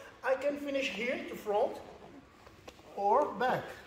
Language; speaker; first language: English; non-native, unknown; Portuguese